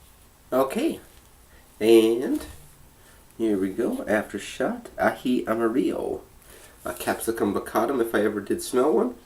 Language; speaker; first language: English; native; English